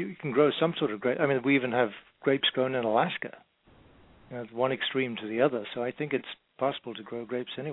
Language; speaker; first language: English; native; English